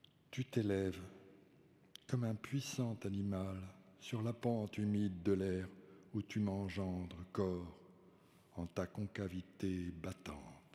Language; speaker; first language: French; early bilingual, other home language; Spanish